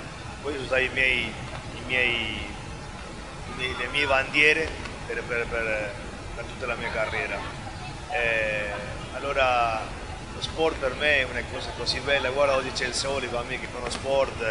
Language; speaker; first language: Italian; non-native, fluent; Spanish